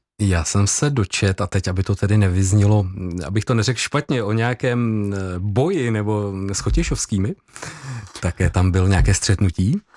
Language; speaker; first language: Czech; native; Czech